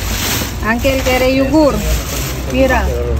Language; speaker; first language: Spanish; non-native, learner; Filipino